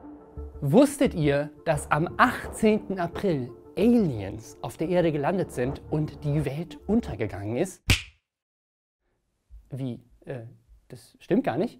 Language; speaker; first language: German; native; German